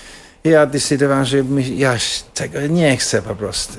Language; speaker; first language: Polish; non-native, fluent; English